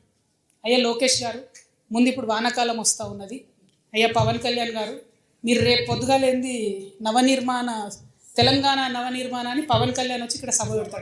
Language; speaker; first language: Telugu; native; Telugu